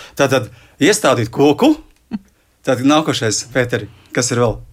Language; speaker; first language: Latvian; native; Latvian